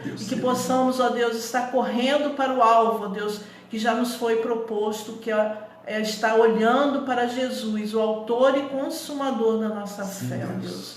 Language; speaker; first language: Portuguese; native; Portuguese